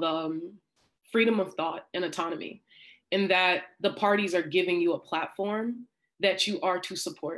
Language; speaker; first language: English; native; English